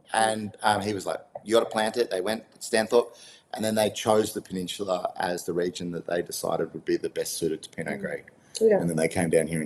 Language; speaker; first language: English; native; English